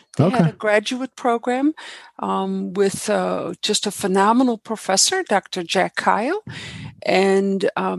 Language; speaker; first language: English; non-native, fluent; Dutch